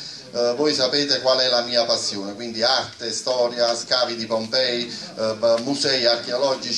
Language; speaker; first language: Italian; native; Italian